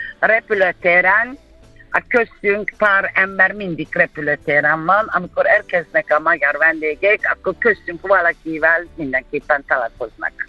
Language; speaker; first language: Hungarian; non-native, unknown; Turkish